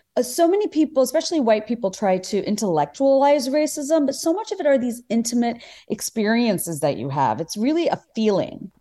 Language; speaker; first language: English; non-native, local second language; Bangla